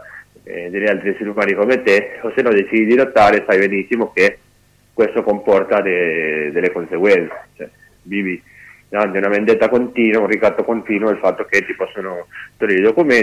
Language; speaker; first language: Italian; non-native, fluent; Spanish